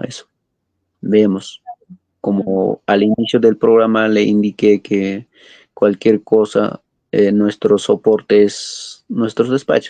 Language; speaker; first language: Spanish; non-native, local second language; Quechua